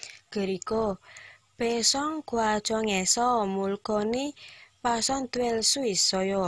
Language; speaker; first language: Korean; non-native, learner; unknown